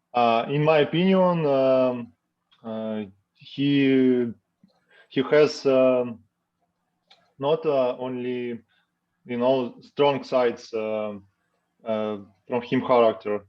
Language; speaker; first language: English; non-native, learner; Russian